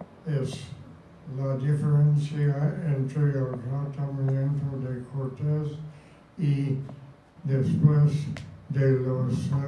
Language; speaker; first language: Spanish; non-native, fluent; English